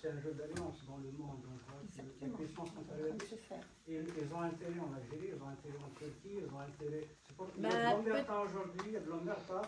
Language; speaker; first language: French; non-native, fluent; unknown